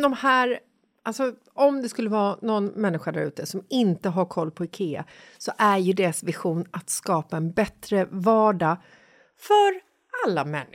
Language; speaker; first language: Swedish; native; Swedish